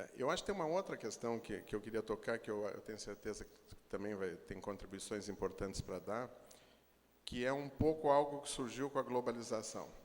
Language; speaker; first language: Portuguese; native; Portuguese